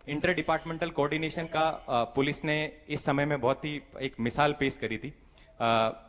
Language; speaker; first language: Hindi; native; Hindi